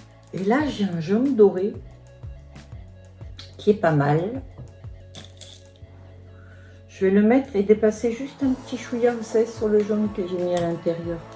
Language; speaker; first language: French; native; French